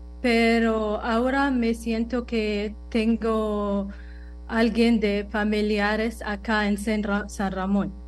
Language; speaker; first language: Spanish; non-native, learner; Arabic